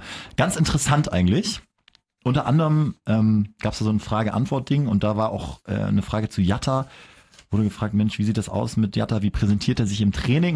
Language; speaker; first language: German; native; German